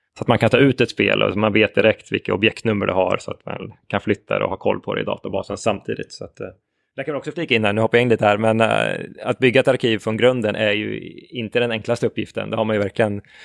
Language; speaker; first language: Swedish; native; Swedish